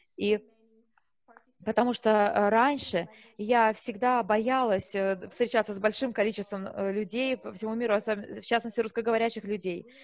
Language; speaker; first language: Russian; non-native, fluent; Malay